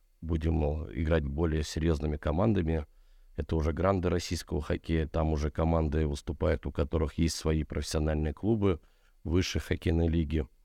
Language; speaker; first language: Russian; native; Russian